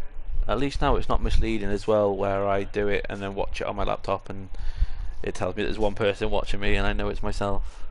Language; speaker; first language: English; native; English